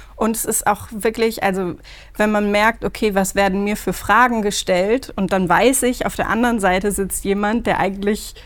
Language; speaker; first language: German; native; German